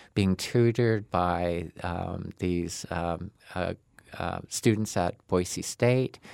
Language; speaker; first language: English; native; English